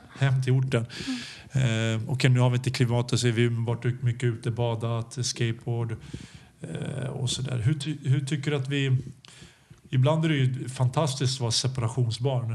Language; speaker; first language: Swedish; early bilingual, other home language; Serbian